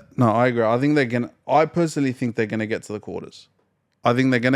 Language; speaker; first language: English; native; English